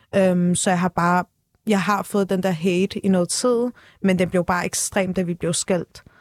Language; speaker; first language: Danish; early bilingual, other home language; Turkish